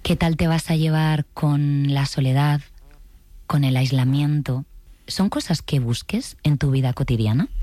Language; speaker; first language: Spanish; native; Spanish